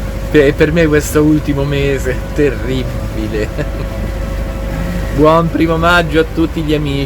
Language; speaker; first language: Italian; native; Italian